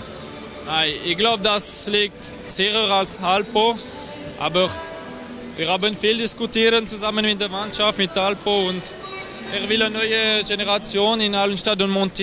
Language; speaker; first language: German; non-native, learner; French